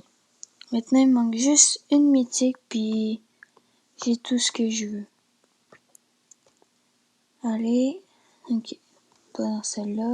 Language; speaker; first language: French; native; French